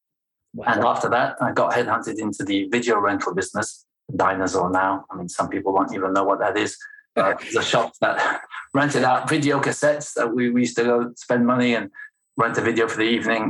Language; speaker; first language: English; non-native, fluent; French